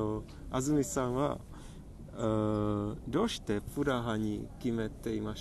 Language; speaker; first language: Japanese; non-native, learner; Czech